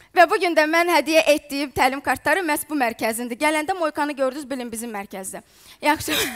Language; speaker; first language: Azerbaijani; non-native, fluent; Ukrainian